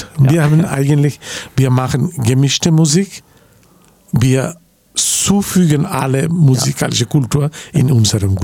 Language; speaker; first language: German; non-native, fluent; Bangla